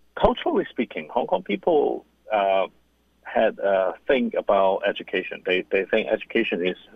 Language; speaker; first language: English; non-native, local second language; Cantonese